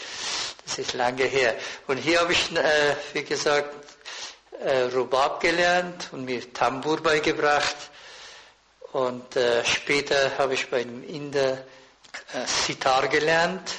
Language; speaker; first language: German; non-native, fluent; Persian